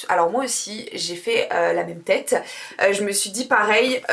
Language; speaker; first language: French; native; French